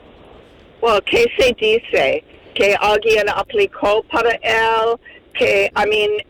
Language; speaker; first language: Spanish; non-native, fluent; English